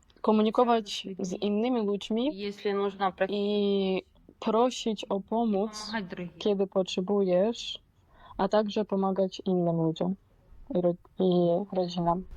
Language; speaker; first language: Polish; non-native, fluent; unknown